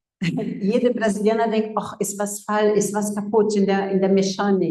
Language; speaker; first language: German; non-native, fluent; Portuguese